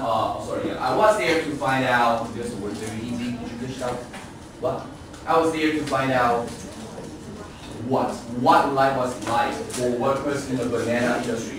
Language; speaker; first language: English; non-native, fluent; Chinese